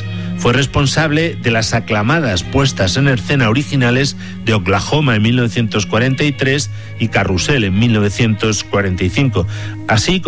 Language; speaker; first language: Spanish; native; Spanish